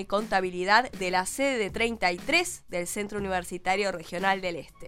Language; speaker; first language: Spanish; native; Spanish